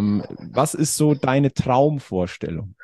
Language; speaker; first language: German; native; German